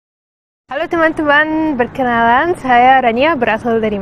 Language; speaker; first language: Indonesian; non-native, fluent; Arabic